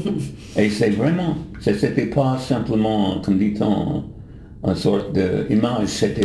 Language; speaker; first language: French; non-native, fluent; English